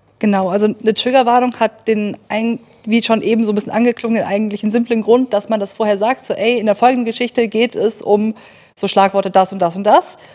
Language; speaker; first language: German; native; German